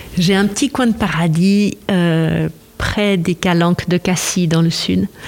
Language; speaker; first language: French; non-native, fluent; Spanish